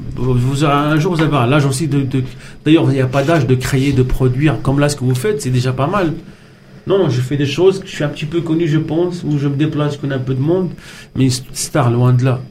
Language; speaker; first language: French; non-native, local second language; Arabic